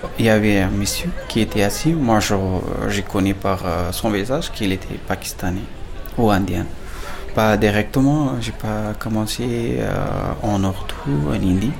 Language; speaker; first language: French; non-native, fluent; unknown